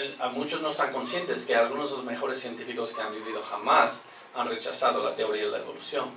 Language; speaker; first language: Spanish; non-native, fluent; English